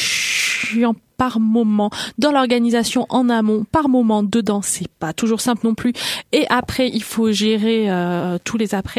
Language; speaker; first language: French; native; French